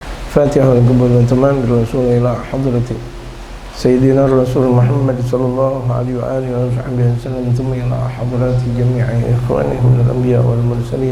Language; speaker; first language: Arabic; non-native, fluent; Indonesian